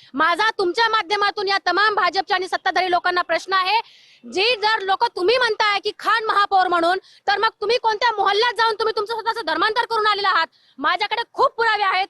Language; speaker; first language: Marathi; native; Marathi